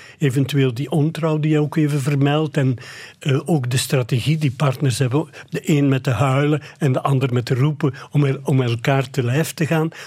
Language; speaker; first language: Dutch; native; Dutch